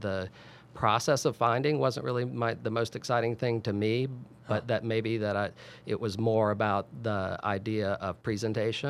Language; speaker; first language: English; native; English